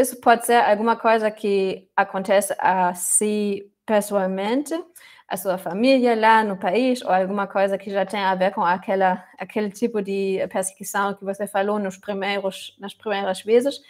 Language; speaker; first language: Portuguese; non-native, fluent; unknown